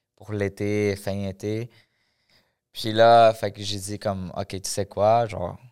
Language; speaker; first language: French; early bilingual, other home language; Spanish